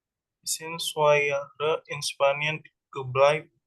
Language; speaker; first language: German; non-native, learner; Indonesian